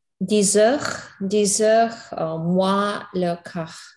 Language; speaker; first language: French; non-native, learner; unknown